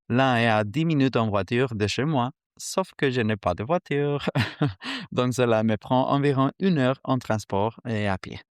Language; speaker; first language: French; non-native, fluent; Spanish